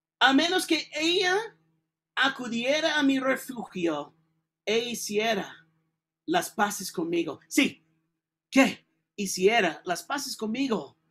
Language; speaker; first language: Spanish; non-native, learner; English